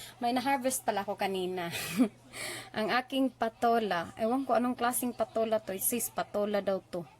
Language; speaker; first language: Filipino; non-native, local second language; Waray